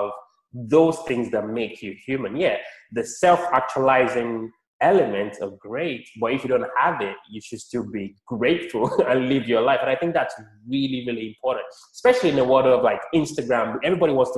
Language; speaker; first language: English; non-native, local second language; Yoruba